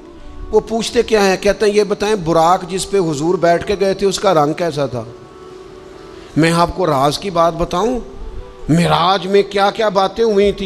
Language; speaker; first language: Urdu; non-native, local second language; Punjabi